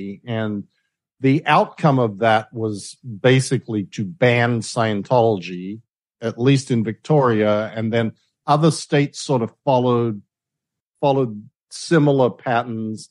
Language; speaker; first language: English; native; English